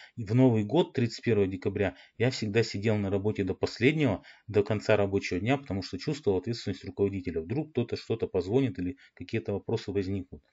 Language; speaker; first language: Russian; native; Russian